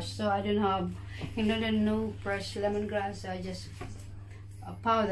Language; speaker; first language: English; non-native, learner; Filipino